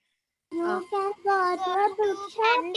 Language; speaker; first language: English; non-native, learner; Sinhala